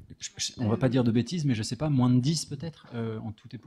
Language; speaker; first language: French; native; French